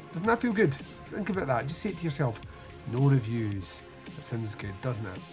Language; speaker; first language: English; native; English